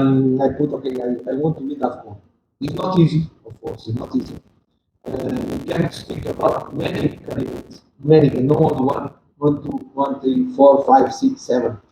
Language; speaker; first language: English; non-native, learner; Portuguese